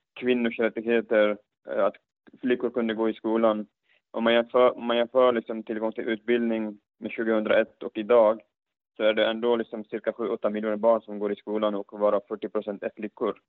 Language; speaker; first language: Swedish; non-native, fluent; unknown